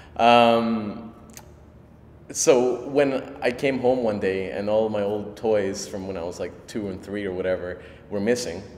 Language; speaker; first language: English; early bilingual, other home language; Spanish